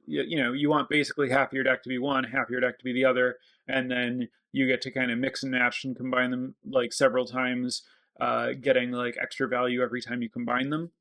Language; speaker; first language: English; native; English